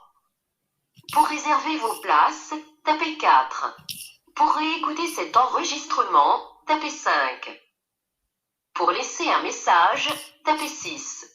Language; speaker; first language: French; native; French